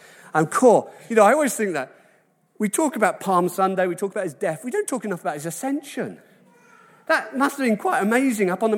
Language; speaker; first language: English; native; English